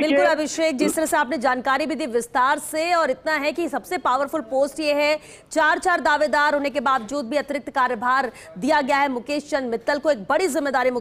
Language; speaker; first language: Hindi; native; Hindi